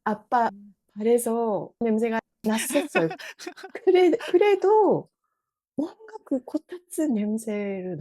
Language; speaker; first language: Korean; non-native, fluent; Japanese